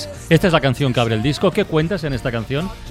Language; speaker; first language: Spanish; native; Spanish